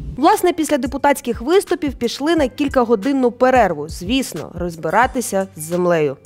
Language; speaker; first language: Ukrainian; native; Ukrainian